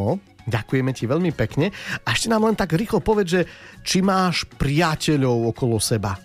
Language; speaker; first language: Slovak; native; Slovak